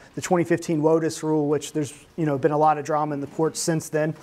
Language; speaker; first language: English; native; English